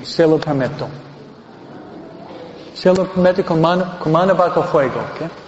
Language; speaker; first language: Spanish; non-native, fluent; English